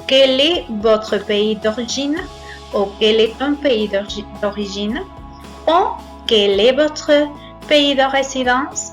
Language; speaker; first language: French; non-native, fluent; Spanish